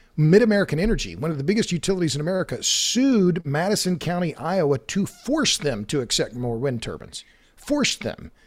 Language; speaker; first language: English; native; English